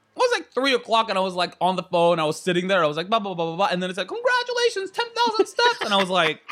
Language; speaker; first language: English; early bilingual, other home language; Korean